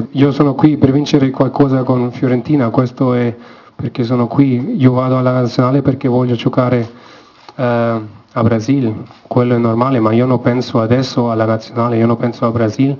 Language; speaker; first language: Italian; non-native, learner; German